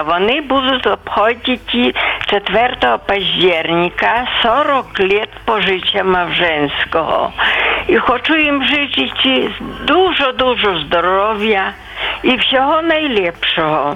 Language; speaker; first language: Polish; non-native, local second language; Belarusian